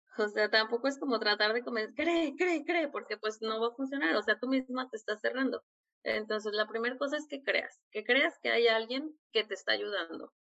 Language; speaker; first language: Spanish; native; Spanish